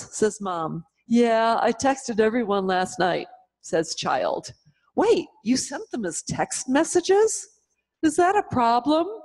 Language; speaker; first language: English; native; English